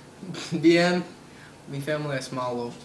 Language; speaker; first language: Spanish; non-native, learner; English